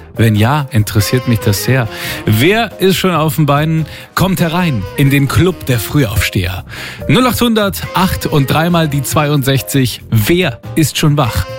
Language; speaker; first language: German; native; German